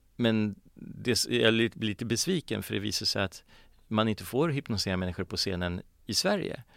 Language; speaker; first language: Swedish; early bilingual, other home language; Polish